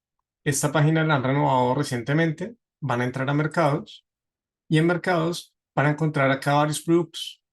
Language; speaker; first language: Spanish; native; Spanish